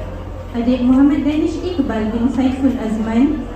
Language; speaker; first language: Malay; native; Malay